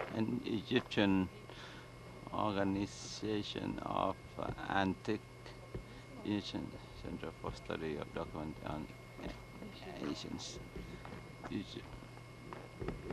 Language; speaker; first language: English; non-native, learner; Vietnamese